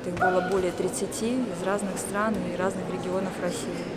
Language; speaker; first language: Russian; native; Russian